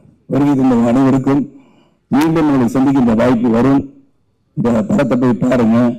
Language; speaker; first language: Tamil; native; Tamil